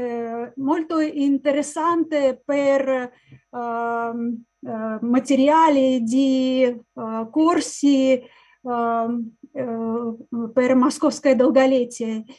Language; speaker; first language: Italian; non-native, learner; Russian